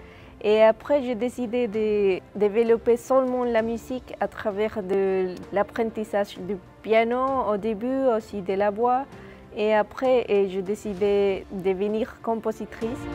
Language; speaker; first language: French; non-native, fluent; Spanish